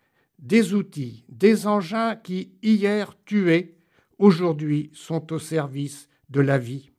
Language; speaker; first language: French; native; French